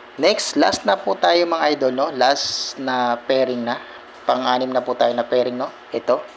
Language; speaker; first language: Filipino; non-native, local second language; Cebuano